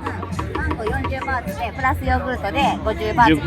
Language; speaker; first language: Japanese; native; Japanese